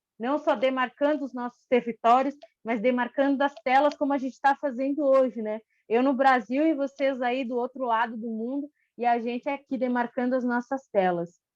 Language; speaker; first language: Portuguese; non-native, local second language; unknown